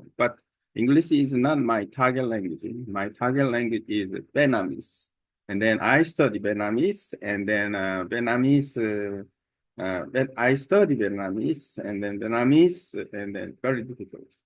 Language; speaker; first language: English; non-native, learner; Korean